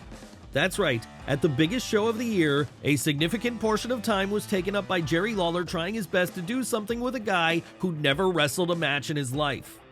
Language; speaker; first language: English; native; English